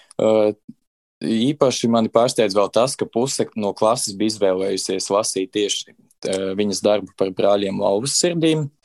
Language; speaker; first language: Latvian; native; Latvian